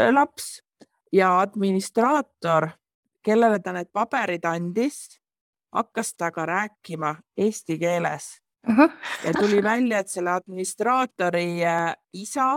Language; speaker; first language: Estonian; native; Estonian